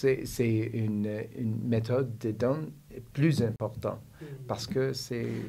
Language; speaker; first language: French; non-native, learner; English